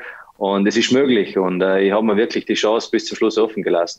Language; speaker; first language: German; native; German